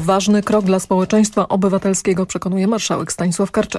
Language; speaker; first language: Polish; native; Polish